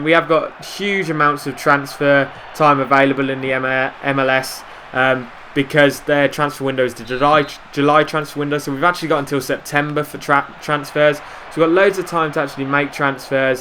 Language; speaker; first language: English; native; English